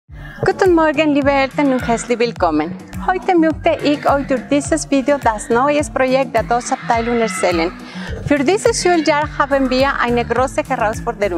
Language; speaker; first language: German; non-native, fluent; Spanish